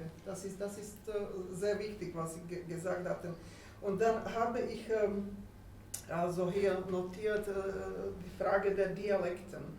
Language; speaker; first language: German; non-native, fluent; Slovak